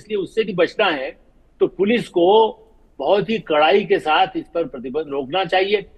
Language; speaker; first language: Hindi; native; Hindi